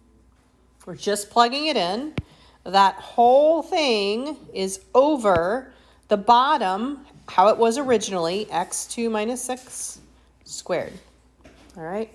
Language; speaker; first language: English; native; English